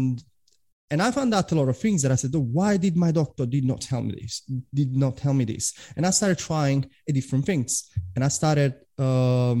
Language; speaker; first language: English; non-native, fluent; Italian